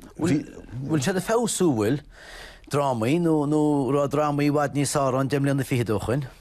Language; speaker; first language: Irish; native; Irish